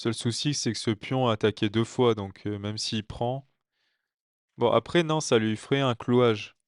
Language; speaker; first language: French; native; French